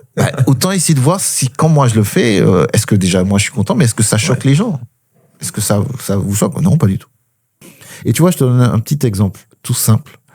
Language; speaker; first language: French; early bilingual, other home language; Spanish